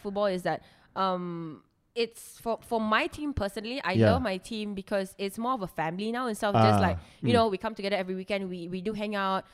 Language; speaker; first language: English; non-native, local second language; Malay